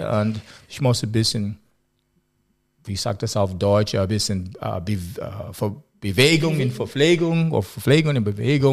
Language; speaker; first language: German; non-native, learner; English